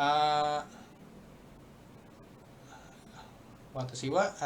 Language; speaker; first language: Japanese; non-native, learner; Indonesian